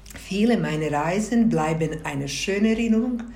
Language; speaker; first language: German; non-native, fluent; Bosnian